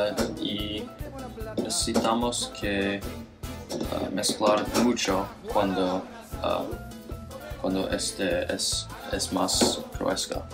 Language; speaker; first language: Spanish; non-native, learner; English